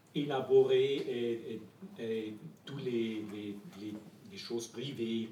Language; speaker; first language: French; non-native, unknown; German